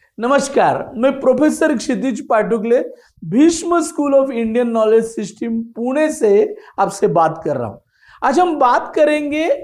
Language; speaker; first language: Hindi; non-native, local second language; Marathi